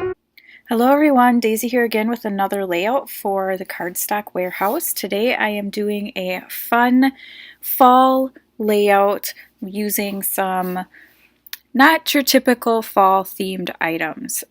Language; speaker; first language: English; native; English